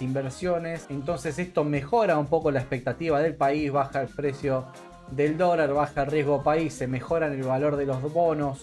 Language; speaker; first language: Spanish; native; Spanish